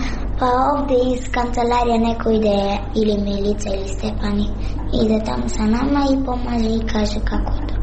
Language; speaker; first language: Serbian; non-native, learner; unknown